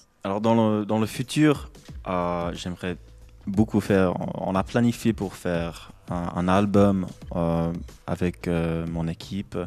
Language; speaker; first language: French; non-native, local second language; English